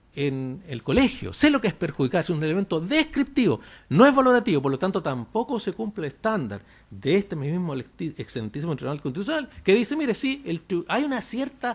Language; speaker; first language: Spanish; native; Spanish